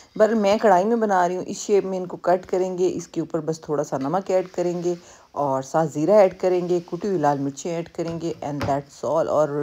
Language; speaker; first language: Urdu; native; Urdu